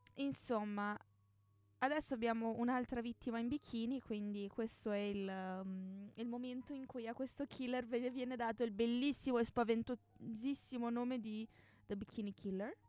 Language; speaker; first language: Italian; native; Italian